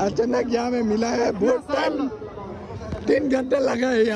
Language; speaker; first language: Hindi; non-native, local second language; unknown